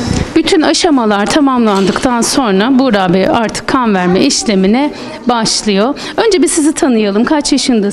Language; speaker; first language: Turkish; native; Turkish